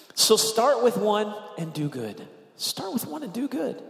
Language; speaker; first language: English; native; English